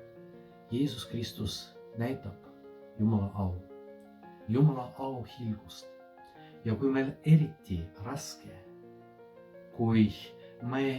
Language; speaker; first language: Estonian; non-native, fluent; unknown